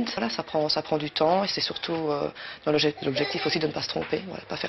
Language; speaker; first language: French; native; French